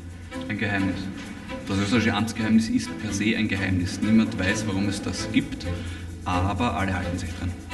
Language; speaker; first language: German; native; German